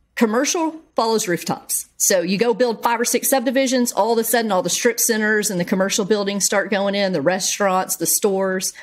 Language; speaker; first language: English; native; English